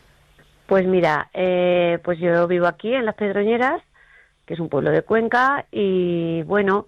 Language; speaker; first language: Spanish; native; Spanish